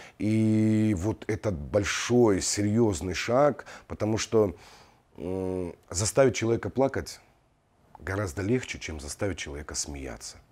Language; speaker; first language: Russian; non-native, local second language; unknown